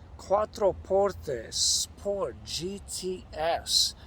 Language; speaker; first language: Italian; non-native, learner; English